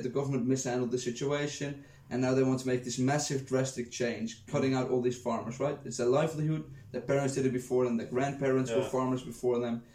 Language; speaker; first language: English; non-native, fluent; Dutch